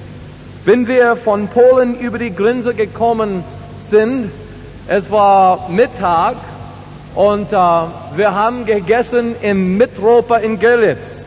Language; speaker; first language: German; non-native, learner; English